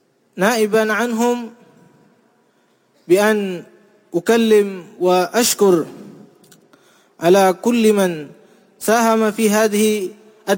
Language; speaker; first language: Arabic; non-native, fluent; Indonesian